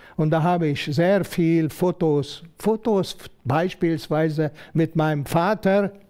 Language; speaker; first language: German; non-native, fluent; Hungarian